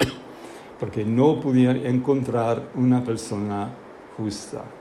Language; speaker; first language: Spanish; non-native, fluent; English